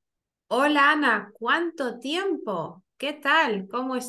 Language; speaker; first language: Spanish; non-native, fluent; Lithuanian